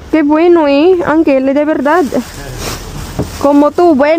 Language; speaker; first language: Spanish; non-native, learner; Filipino